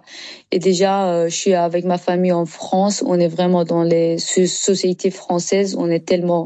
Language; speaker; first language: French; non-native, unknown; Persian